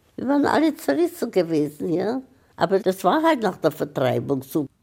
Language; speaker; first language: German; early bilingual, heritage; Czech